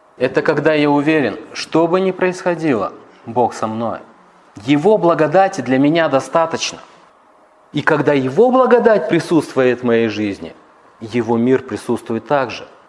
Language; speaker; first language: Russian; native; Russian